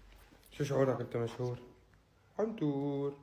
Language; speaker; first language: Arabic; native; Arabic